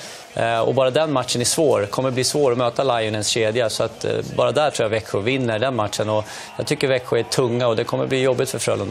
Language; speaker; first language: Swedish; native; Swedish